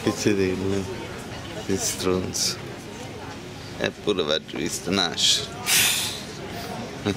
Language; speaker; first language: Italian; native; Italian